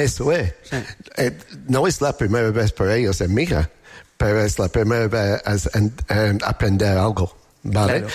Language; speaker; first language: Spanish; non-native, learner; English